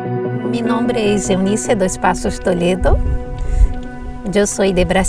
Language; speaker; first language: Spanish; non-native, learner; Portuguese